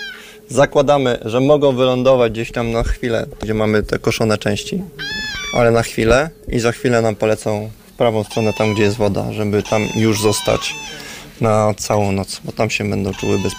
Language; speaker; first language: Polish; native; Polish